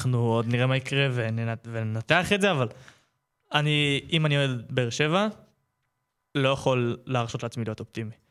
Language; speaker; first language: Hebrew; native; Hebrew